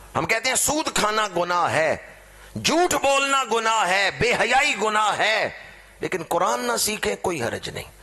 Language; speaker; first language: Urdu; non-native, local second language; Punjabi